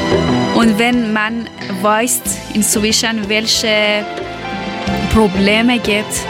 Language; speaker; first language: German; non-native, learner; Persian